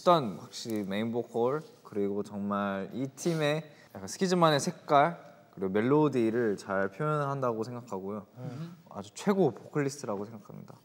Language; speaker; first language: Korean; non-native, fluent; English